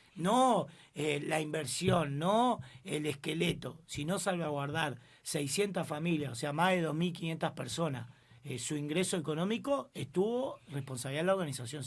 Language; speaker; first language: Spanish; native; Spanish